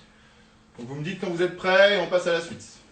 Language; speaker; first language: French; native; French